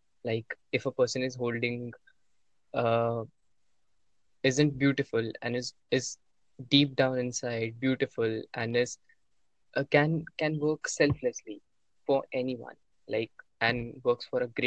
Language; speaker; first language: English; non-native, local second language; Hindi